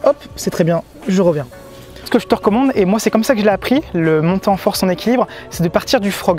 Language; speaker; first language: French; native; French